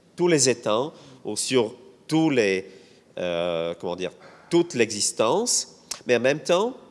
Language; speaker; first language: French; non-native, fluent; Bulgarian